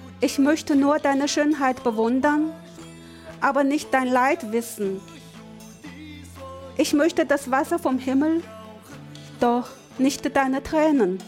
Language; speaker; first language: German; non-native, fluent; Chinese